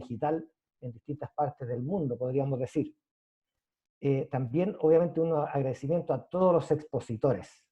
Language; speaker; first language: Spanish; native; Spanish